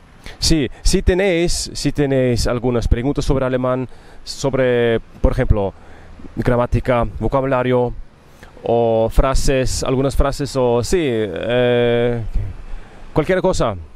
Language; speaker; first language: Spanish; non-native, learner; German